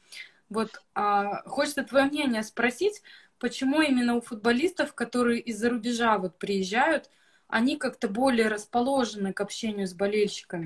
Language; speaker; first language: Russian; native; Russian